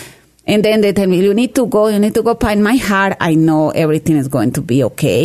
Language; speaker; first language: English; non-native, learner; Spanish